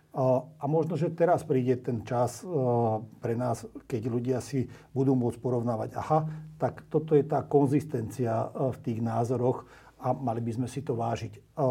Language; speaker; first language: Slovak; non-native, local second language; Hungarian